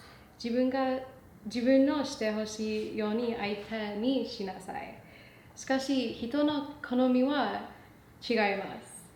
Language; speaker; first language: Japanese; non-native, learner; English